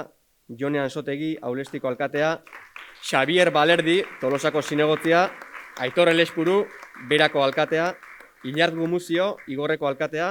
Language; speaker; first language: Basque; native; Basque